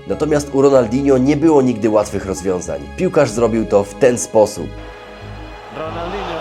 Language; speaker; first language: Polish; native; Polish